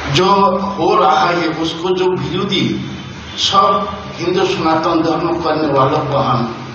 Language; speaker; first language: Hindi; non-native, local second language; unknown